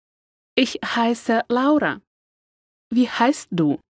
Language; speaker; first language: German; non-native, fluent; Lithuanian